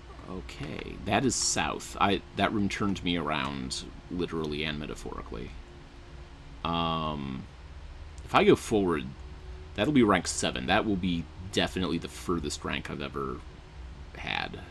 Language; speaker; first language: English; native; English